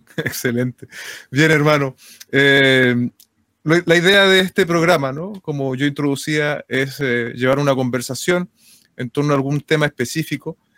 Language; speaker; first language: Spanish; native; Spanish